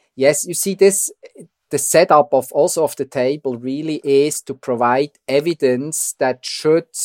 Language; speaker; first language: English; non-native, fluent; German